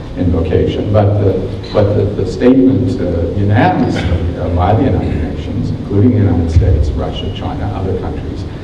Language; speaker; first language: English; native; English